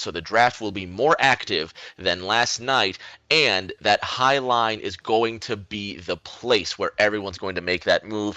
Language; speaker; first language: English; native; English